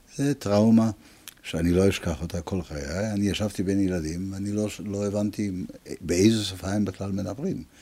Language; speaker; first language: Hebrew; early bilingual, other home language; Italian